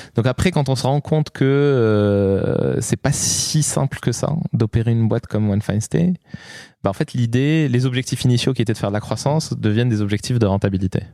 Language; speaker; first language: French; non-native, local second language; Arabic